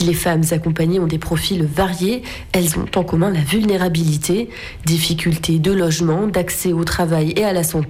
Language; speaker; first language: French; native; French